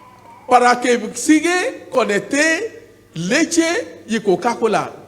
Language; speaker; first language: Spanish; non-native, learner; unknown